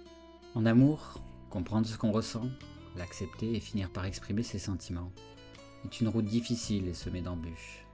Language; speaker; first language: French; native; French